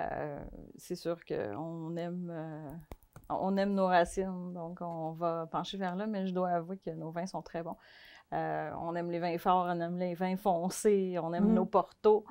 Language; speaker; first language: French; non-native, fluent; Portuguese